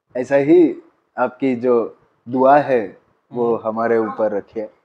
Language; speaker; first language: Hindi; non-native, local second language; Marathi